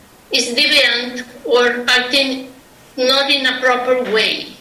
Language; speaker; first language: English; non-native, fluent; Spanish